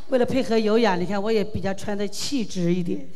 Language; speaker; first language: Chinese; native; Chinese